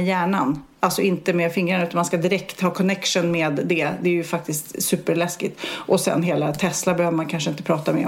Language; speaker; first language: Swedish; native; Swedish